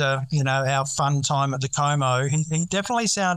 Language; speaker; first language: English; native; English